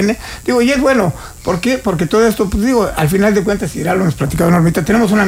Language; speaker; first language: Spanish; native; Spanish